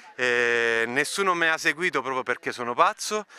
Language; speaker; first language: Italian; native; Italian